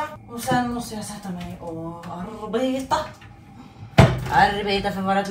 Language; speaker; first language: Swedish; native; Swedish